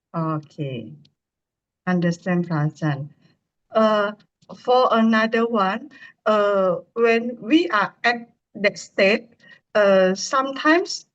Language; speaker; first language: English; non-native, learner; Indonesian